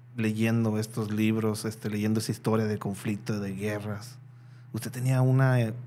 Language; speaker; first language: Spanish; native; Spanish